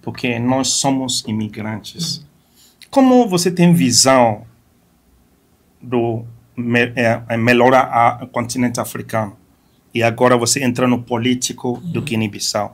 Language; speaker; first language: Portuguese; non-native, fluent; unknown